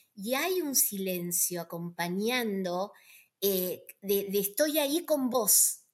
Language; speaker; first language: Spanish; native; Spanish